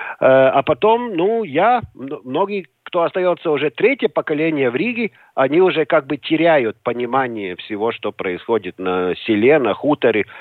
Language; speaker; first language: Russian; non-native, local second language; Latvian